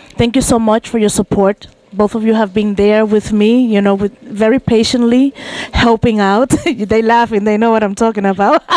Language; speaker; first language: English; non-native, fluent; Spanish